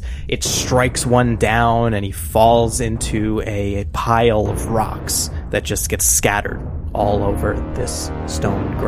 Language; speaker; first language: English; native; English